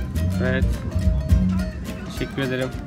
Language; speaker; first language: Turkish; native; Turkish